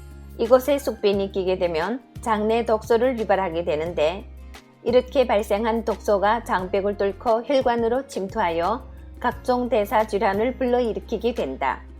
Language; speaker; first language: Korean; native; Korean